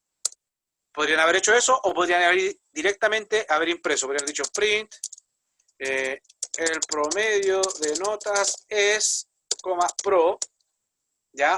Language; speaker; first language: Spanish; native; Spanish